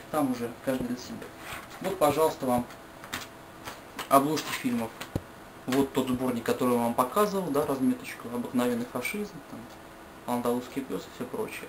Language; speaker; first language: Russian; native; Russian